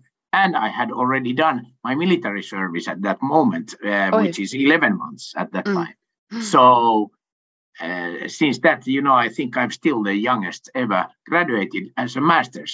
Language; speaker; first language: English; non-native, fluent; Swedish